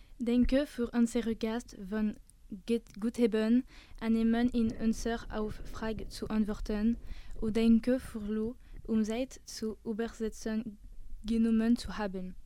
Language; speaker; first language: German; non-native, learner; French